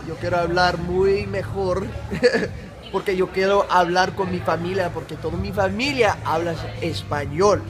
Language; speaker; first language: Spanish; early bilingual, heritage; English